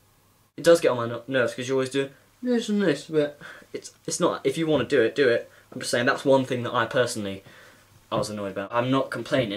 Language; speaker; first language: English; native; English